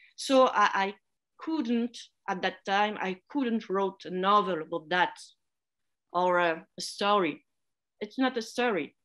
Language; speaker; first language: English; non-native, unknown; French